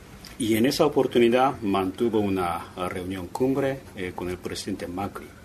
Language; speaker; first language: Spanish; non-native, fluent; Japanese